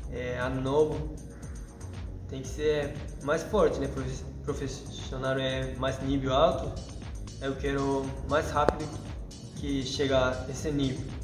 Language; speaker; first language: Portuguese; non-native, learner; Japanese